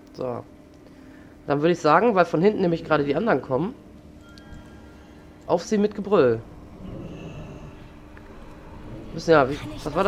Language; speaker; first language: German; native; German